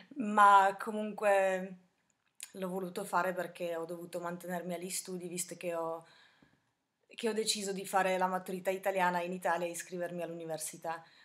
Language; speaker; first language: Italian; non-native, fluent; Slovak